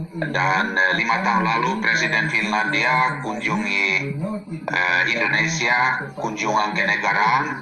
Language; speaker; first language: Indonesian; non-native, fluent; Finnish